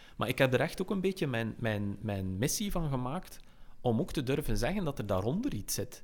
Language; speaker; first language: Dutch; native; Dutch